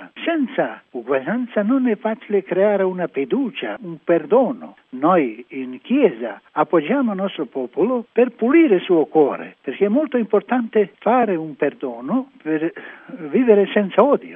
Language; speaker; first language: Italian; non-native, learner; Croatian